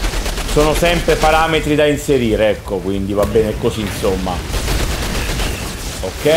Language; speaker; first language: Italian; native; Italian